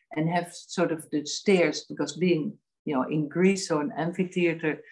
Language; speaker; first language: English; non-native, fluent; Dutch